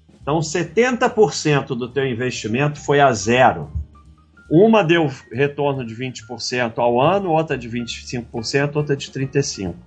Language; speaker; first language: Portuguese; native; Portuguese